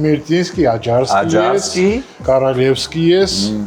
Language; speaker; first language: Russian; non-native, learner; Georgian